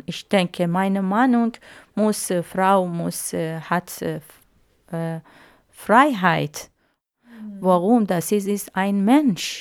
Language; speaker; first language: German; non-native, learner; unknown